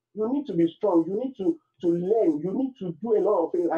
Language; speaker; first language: English; non-native, local second language; Yoruba